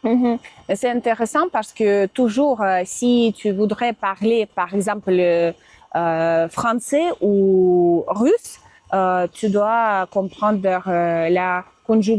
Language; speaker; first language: French; non-native, fluent; Russian